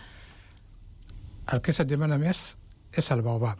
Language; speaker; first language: Catalan; non-native, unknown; Wolof